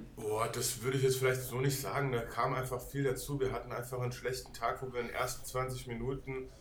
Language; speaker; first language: German; non-native, fluent; Danish